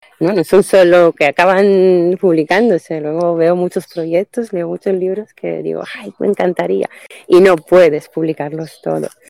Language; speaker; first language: Spanish; non-native, fluent; Italian